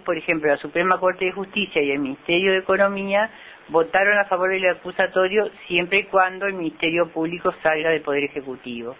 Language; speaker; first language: Spanish; native; Spanish